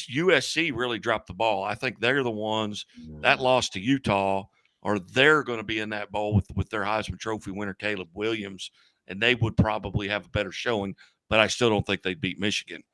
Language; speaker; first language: English; native; English